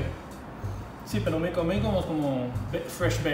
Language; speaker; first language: Spanish; non-native, fluent; Hebrew